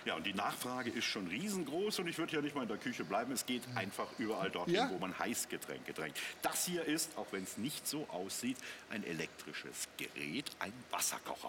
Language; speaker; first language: German; native; German